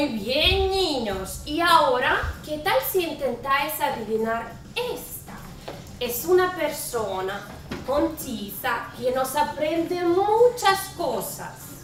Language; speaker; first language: Spanish; non-native, learner; Russian